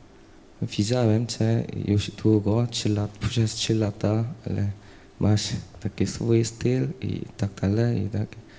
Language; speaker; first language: Polish; non-native, learner; Korean